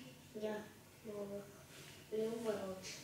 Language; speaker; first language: Russian; native; Russian